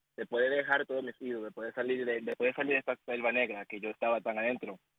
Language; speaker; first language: Spanish; native; Spanish